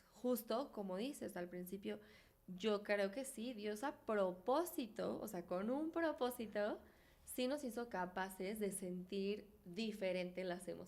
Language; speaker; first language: Spanish; native; Spanish